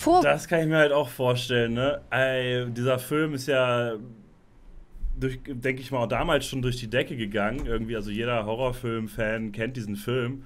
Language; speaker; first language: German; native; German